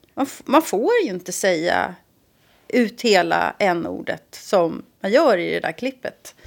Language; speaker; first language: Swedish; native; Swedish